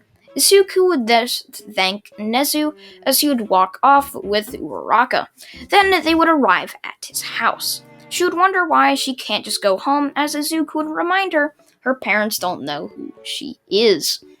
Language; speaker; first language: English; native; English